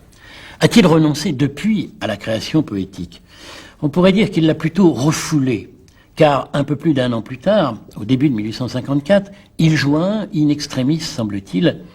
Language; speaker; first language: French; native; French